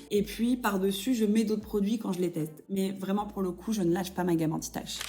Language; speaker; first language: French; native; French